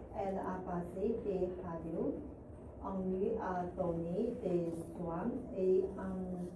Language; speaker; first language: French; non-native, learner; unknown